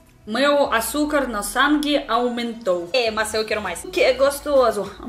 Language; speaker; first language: Portuguese; non-native, learner; Russian